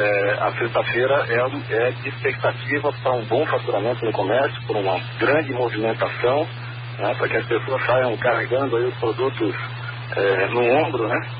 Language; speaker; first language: Portuguese; native; Portuguese